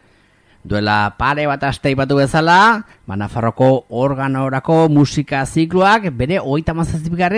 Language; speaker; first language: Basque; native; Basque